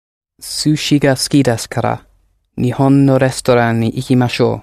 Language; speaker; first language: Japanese; non-native, learner; English